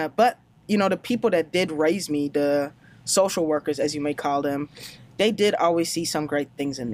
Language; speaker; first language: English; non-native, fluent; German